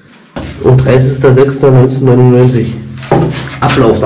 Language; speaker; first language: German; native; German